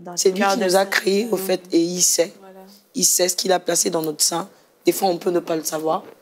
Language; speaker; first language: French; non-native, local second language; Lingala